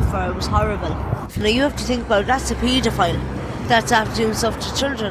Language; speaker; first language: English; native; English